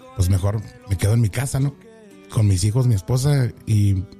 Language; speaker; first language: Spanish; native; Spanish